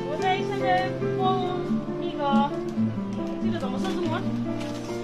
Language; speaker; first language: Chinese; non-native, learner; Nepali